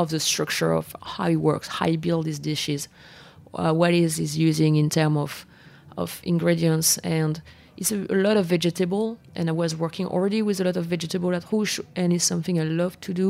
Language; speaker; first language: English; non-native, fluent; French